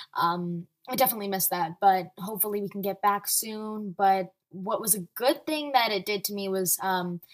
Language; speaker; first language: English; early bilingual, other home language; Arabic